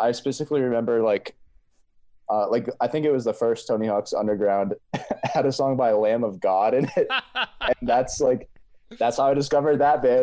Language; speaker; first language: English; native; English